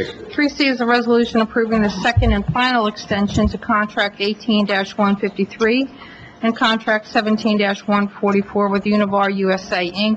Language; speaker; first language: English; native; English